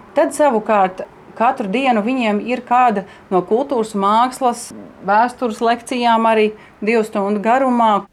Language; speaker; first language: Latvian; native; Latvian